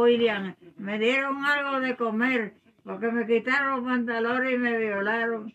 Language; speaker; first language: Spanish; native; Spanish